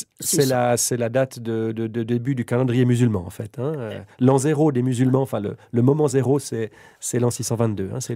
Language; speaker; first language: French; native; French